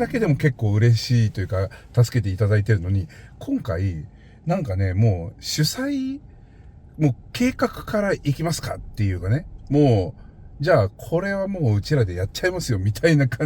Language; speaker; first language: Japanese; native; Japanese